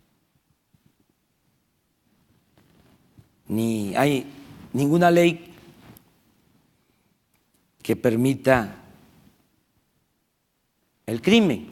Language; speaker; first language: Spanish; native; Spanish